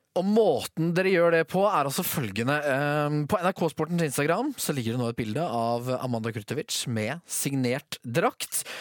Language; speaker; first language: Norwegian; native; Norwegian